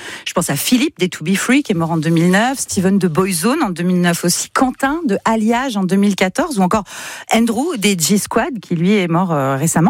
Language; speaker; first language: French; native; French